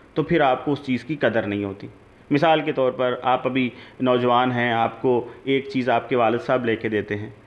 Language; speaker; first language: Urdu; native; Urdu